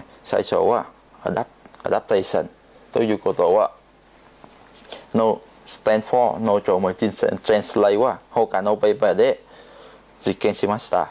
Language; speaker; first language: Japanese; non-native, learner; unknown